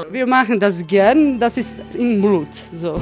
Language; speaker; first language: German; non-native, fluent; Croatian